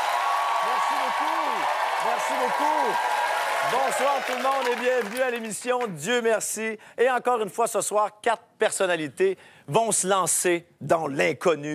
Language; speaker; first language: French; native; French